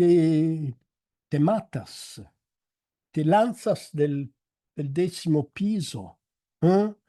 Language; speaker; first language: Spanish; non-native, fluent; Italian